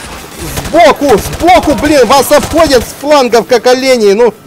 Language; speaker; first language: Russian; native; Russian